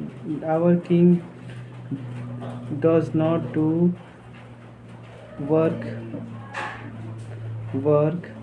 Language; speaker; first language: English; non-native, learner; Hindi